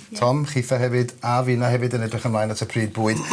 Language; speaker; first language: Welsh; native; Welsh